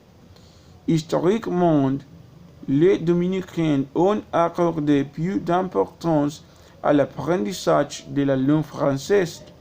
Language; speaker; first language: French; non-native, learner; Spanish